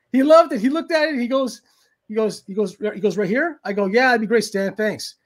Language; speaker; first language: English; native; English